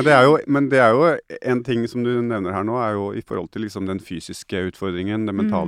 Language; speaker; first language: Norwegian; native; Norwegian